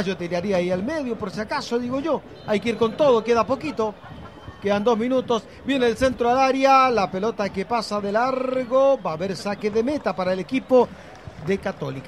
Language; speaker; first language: Spanish; native; Spanish